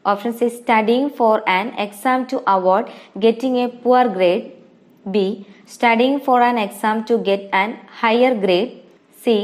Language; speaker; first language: English; non-native, local second language; Malayalam